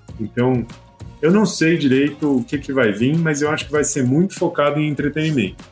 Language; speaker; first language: Portuguese; native; Portuguese